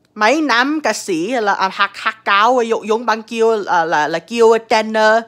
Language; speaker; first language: Vietnamese; early bilingual, heritage; Vietnamese